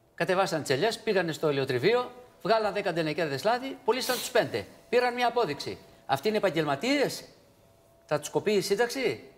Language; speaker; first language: Greek; native; Greek